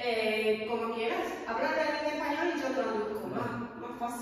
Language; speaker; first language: Spanish; non-native, fluent; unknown